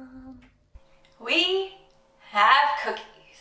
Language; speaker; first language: English; native; English